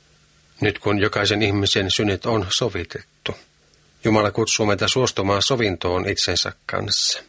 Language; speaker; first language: Finnish; native; Finnish